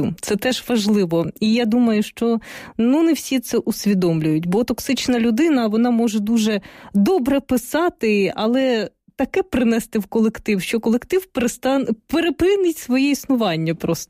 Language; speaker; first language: Ukrainian; native; Ukrainian